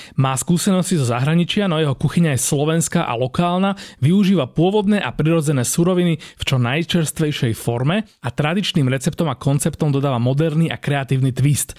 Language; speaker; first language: Slovak; native; Slovak